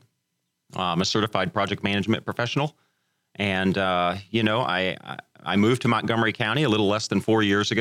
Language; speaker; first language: English; native; English